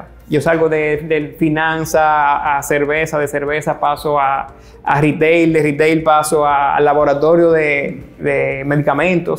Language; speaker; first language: Spanish; native; Spanish